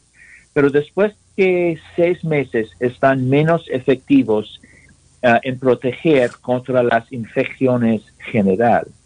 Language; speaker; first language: Spanish; non-native, learner; English